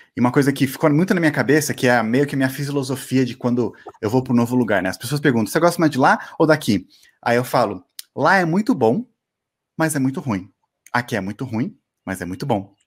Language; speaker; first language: Portuguese; native; Portuguese